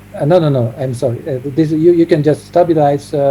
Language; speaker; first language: English; non-native, fluent; Japanese